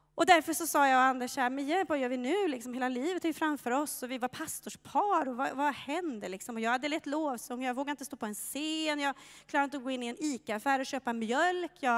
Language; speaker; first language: Swedish; native; Swedish